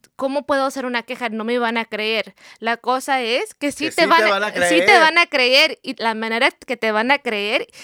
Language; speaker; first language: Spanish; early bilingual, heritage; Spanish